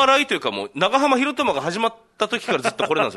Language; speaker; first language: Japanese; native; Japanese